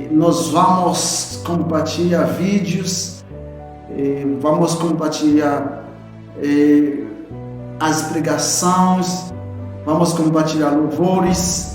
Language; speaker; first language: Portuguese; non-native, fluent; Haitian Creole